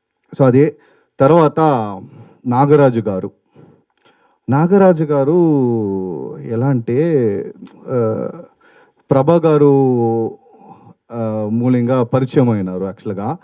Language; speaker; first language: Telugu; non-native, learner; Tamil